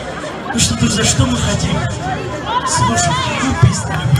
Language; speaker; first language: Russian; non-native, fluent; Lezghian